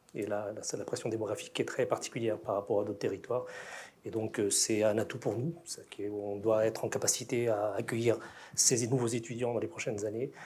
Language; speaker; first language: French; native; French